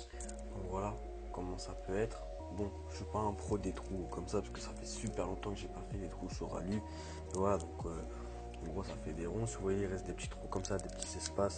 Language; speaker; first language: French; native; French